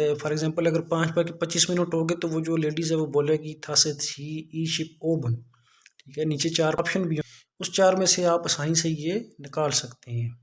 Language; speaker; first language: Urdu; non-native, local second language; Punjabi